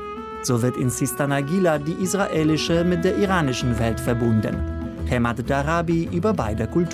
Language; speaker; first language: German; native; German